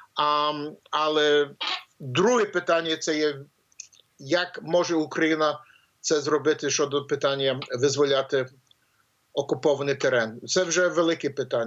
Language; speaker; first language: Ukrainian; early bilingual, heritage; English